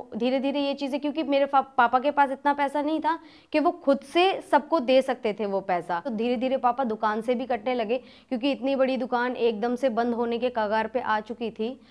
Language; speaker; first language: Hindi; native; Hindi